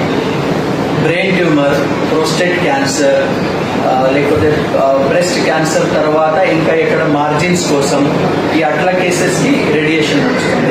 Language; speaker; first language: Telugu; non-native, fluent; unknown